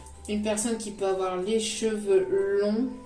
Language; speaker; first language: French; native; French